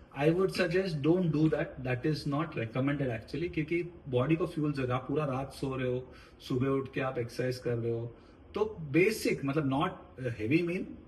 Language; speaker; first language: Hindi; non-native, local second language; Marathi